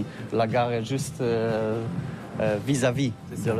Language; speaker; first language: French; non-native, fluent; Polish